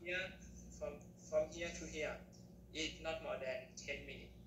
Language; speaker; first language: English; non-native, learner; Thai